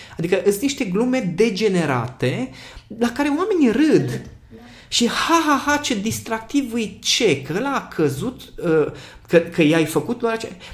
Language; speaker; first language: Romanian; non-native, local second language; Hungarian